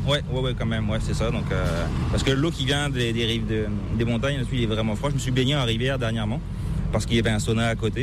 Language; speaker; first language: French; native; French